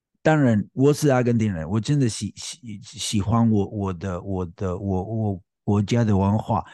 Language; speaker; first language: Chinese; non-native, learner; Spanish